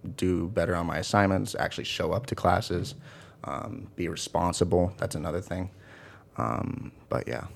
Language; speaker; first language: English; native; English